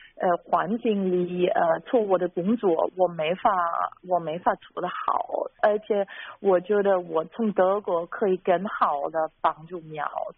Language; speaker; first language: Chinese; non-native, fluent; German